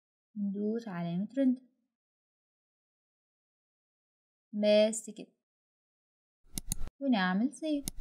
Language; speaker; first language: Arabic; native; Arabic